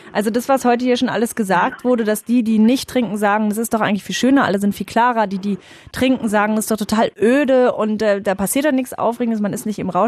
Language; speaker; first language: German; native; German